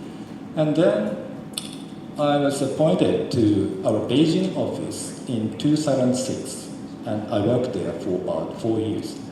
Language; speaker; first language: English; non-native, fluent; Japanese